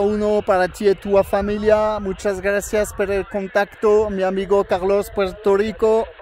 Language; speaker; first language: Spanish; non-native, learner; French